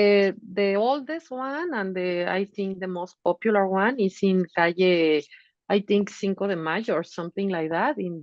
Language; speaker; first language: English; non-native, fluent; Spanish